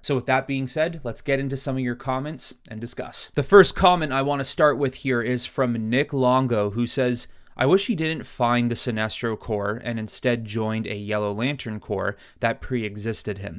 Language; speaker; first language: English; native; English